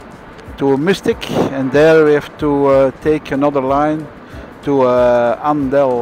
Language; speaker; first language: English; non-native, fluent; Dutch